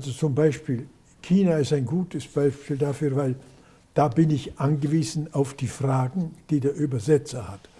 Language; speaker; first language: German; native; German